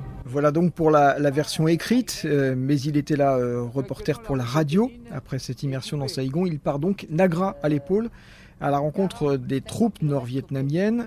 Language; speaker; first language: French; native; French